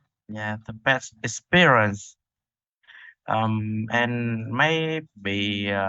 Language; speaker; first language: English; non-native, learner; Vietnamese